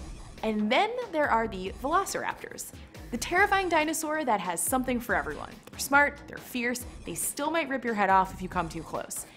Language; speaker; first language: English; native; English